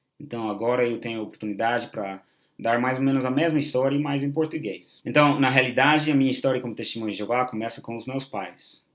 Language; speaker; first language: Portuguese; non-native, fluent; English